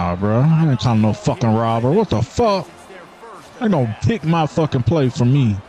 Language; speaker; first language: English; native; English